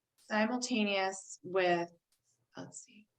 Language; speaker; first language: English; native; English